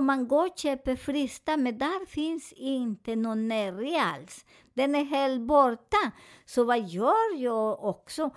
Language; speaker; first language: Swedish; non-native, fluent; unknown